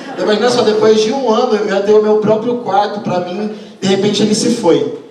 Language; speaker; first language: Portuguese; native; Portuguese